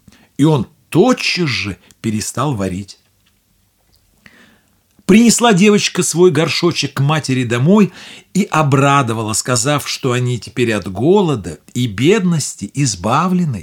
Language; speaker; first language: Russian; native; Russian